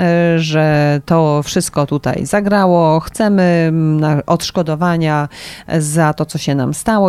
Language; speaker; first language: Polish; native; Polish